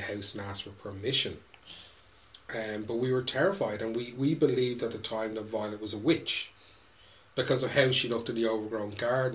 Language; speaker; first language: English; native; English